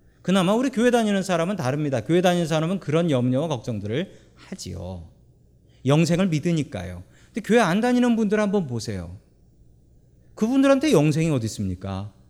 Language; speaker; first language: Korean; native; Korean